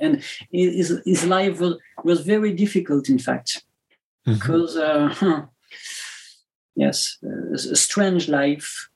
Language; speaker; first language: English; non-native, learner; French